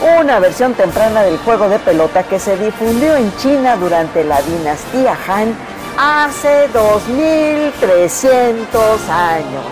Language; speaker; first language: Spanish; native; Spanish